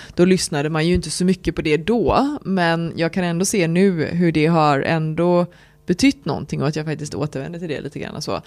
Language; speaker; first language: Swedish; native; Swedish